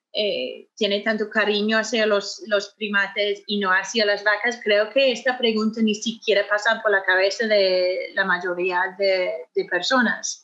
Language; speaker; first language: Spanish; non-native, fluent; English